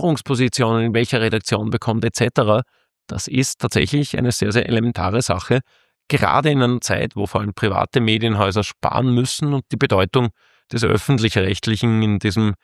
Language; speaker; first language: German; native; German